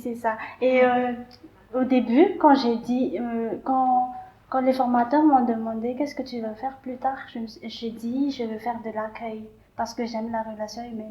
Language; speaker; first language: French; non-native, local second language; Malagasy